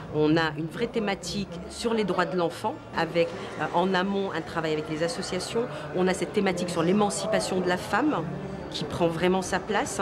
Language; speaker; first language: French; non-native, local second language; Arabic